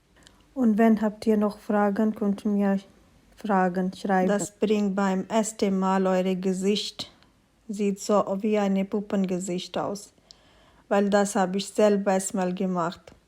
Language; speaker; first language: German; non-native, learner; Urdu